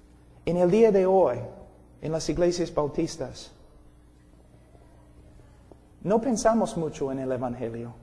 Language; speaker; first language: Spanish; non-native, fluent; English